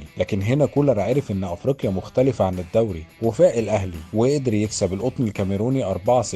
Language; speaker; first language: Arabic; native; Arabic